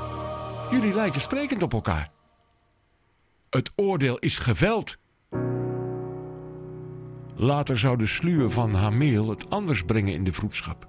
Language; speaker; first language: Dutch; native; Dutch